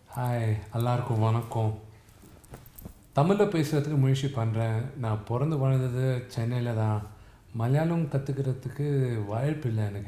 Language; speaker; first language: Tamil; non-native, local second language; Telugu